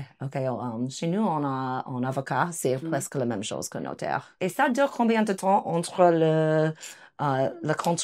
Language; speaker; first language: French; non-native, fluent; English